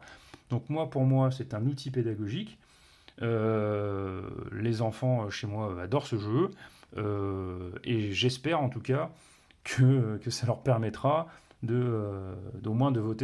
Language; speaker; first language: French; native; French